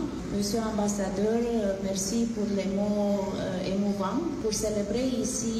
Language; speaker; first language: French; non-native, learner; Romanian